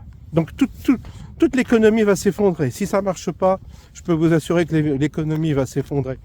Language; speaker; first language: French; native; French